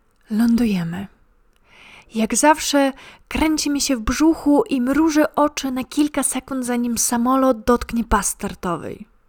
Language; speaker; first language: Polish; non-native, fluent; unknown